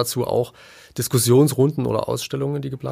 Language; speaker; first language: German; native; German